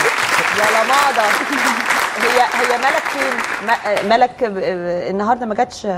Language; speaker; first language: Arabic; native; Arabic